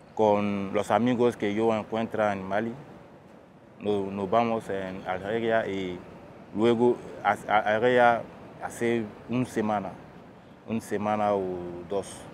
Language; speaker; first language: Spanish; non-native, fluent; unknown